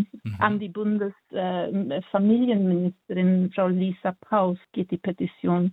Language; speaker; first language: German; non-native, fluent; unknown